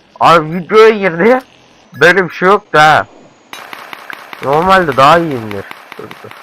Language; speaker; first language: Turkish; native; Turkish